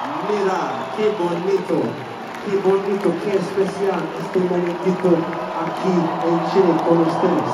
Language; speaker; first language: Spanish; non-native, learner; English